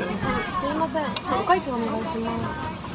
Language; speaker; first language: Japanese; non-native, learner; Korean